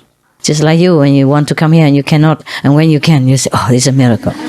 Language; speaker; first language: English; non-native, fluent; Vietnamese